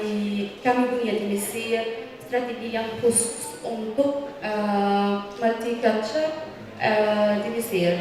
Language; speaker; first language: Indonesian; non-native, fluent; Arabic